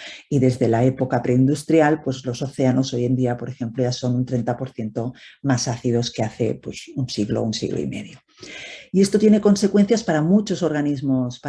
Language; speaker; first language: Spanish; native; Spanish